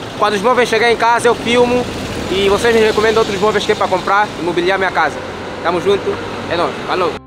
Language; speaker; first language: Portuguese; native; Portuguese